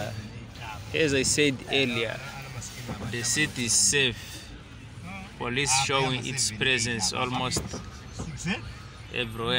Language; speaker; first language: English; non-native, fluent; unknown